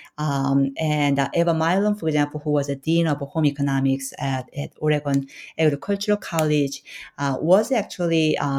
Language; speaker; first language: English; non-native, fluent; Korean